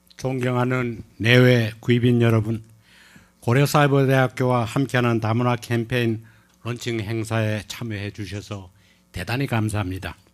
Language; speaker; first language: Korean; native; Korean